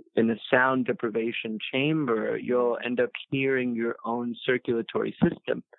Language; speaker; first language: English; early bilingual, other home language; Spanish